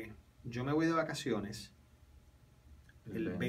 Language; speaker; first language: Spanish; native; Spanish